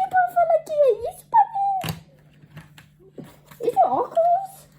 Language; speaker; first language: Portuguese; early bilingual, heritage; Portuguese